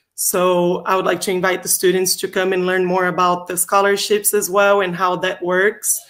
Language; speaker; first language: English; non-native, fluent; Portuguese